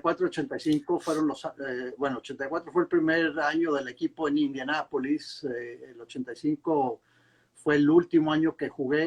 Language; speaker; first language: Spanish; native; Spanish